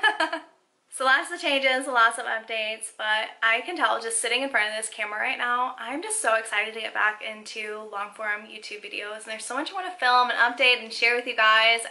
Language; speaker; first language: English; native; English